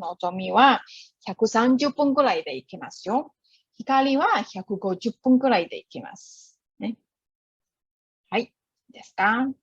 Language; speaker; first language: Japanese; non-native, fluent; Chinese